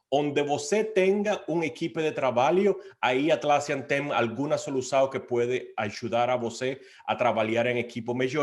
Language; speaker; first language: Spanish; non-native, learner; Portuguese